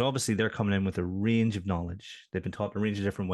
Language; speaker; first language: English; native; English